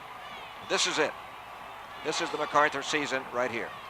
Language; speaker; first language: English; native; English